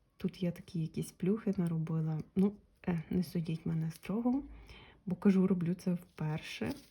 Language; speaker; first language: Ukrainian; non-native, local second language; Russian